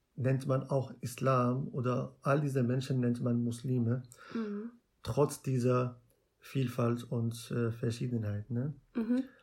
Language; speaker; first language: German; non-native, fluent; Arabic